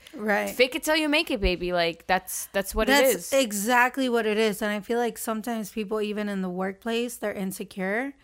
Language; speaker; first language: English; early bilingual, other home language; Arabic